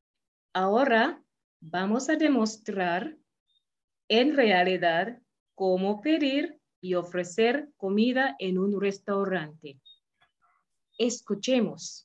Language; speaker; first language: Spanish; non-native, fluent; English